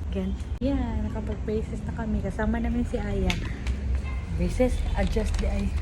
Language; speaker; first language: Filipino; non-native, local second language; Cebuano